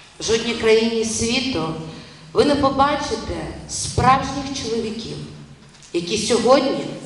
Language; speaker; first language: Ukrainian; non-native, local second language; Russian